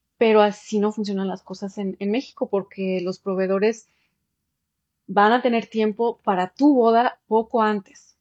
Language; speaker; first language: Spanish; early bilingual, heritage; Spanish